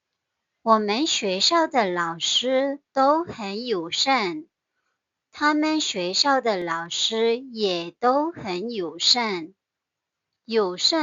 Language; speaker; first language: Chinese; non-native, fluent; Burmese